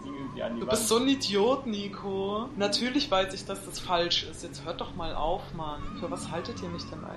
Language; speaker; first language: German; native; German